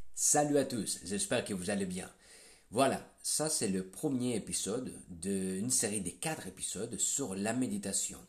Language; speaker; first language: French; non-native, fluent; Greek